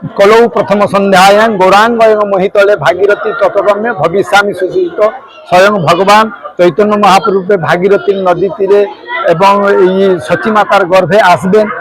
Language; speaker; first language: Bangla; non-native, fluent; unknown